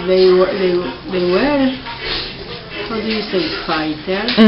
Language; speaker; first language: English; non-native, learner; Spanish